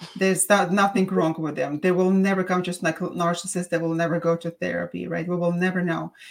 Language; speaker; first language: English; non-native, fluent; Russian